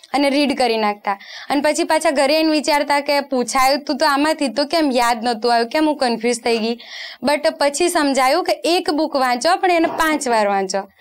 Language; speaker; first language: Gujarati; non-native, local second language; Rajasthani